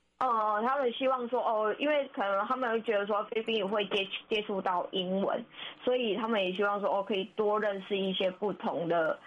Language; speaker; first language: Chinese; native; Chinese